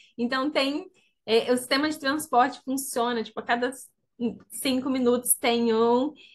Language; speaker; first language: Portuguese; native; Portuguese